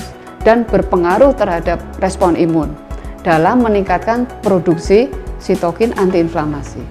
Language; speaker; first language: Indonesian; native; Indonesian